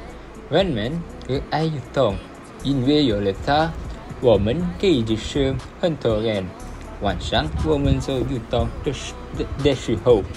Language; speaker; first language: Chinese; non-native, learner; Malay